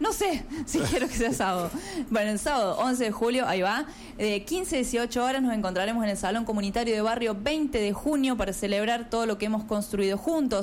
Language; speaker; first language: Spanish; native; Spanish